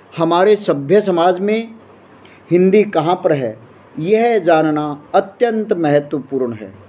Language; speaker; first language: Hindi; native; Hindi